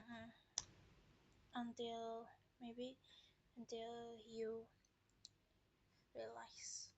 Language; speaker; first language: English; non-native, learner; Indonesian